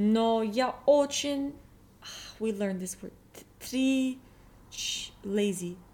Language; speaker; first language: Russian; non-native, learner; English